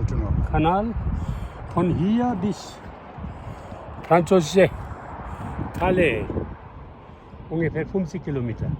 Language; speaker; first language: German; non-native, learner; Nepali